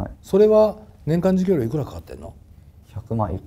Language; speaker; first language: Japanese; native; Japanese